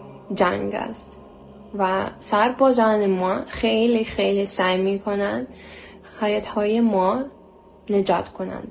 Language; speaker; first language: Persian; non-native, learner; Ukrainian